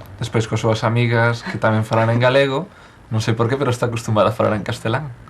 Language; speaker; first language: Galician; non-native, local second language; Spanish